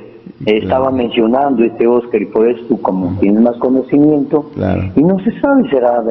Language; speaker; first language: Spanish; native; Spanish